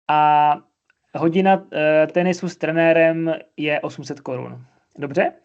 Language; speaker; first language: Czech; non-native, fluent; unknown